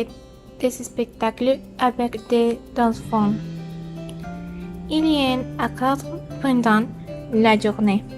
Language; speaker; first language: French; non-native, learner; Spanish